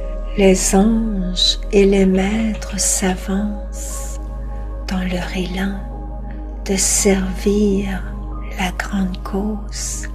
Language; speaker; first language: French; native; French